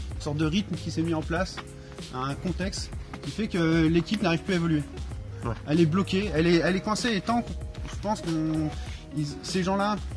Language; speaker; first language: French; native; French